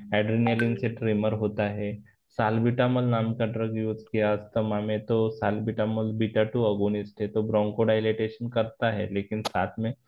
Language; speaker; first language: Hindi; non-native, local second language; Marathi